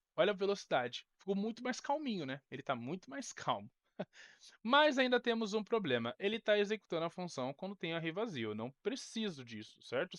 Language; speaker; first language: Portuguese; native; Portuguese